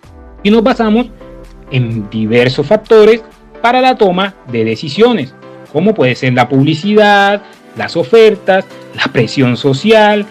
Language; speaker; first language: Spanish; native; Spanish